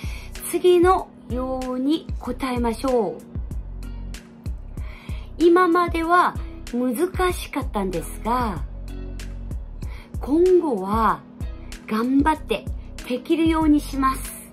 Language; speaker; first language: Japanese; non-native, fluent; Korean